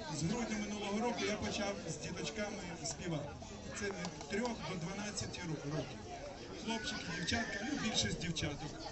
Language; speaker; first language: Ukrainian; non-native, local second language; Russian